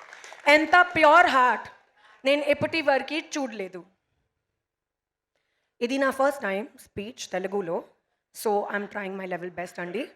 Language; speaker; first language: Telugu; non-native, learner; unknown